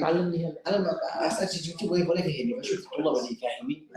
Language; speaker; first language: Arabic; native; Arabic